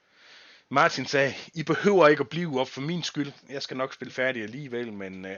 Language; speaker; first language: Danish; native; Danish